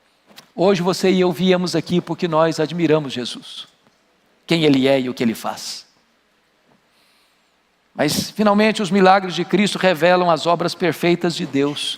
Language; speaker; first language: Portuguese; native; Portuguese